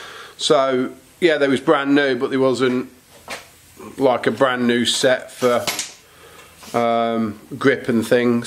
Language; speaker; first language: English; native; English